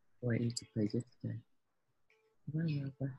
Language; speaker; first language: English; non-native, learner; Vietnamese